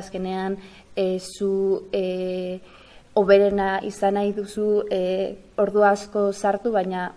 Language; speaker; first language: Basque; non-native, local second language; Spanish